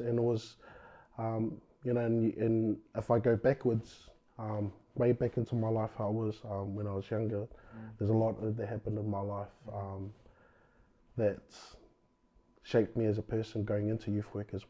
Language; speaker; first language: English; native; English